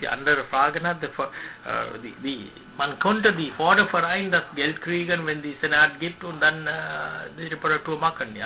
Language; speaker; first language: German; non-native, learner; Sinhala